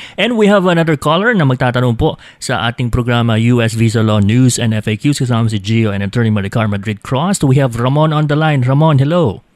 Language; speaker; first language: Filipino; native; Filipino